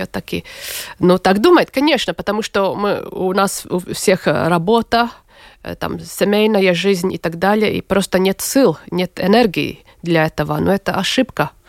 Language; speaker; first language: Russian; non-native, local second language; Latvian